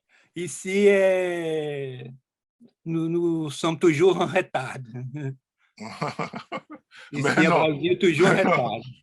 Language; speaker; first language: French; non-native, learner; Portuguese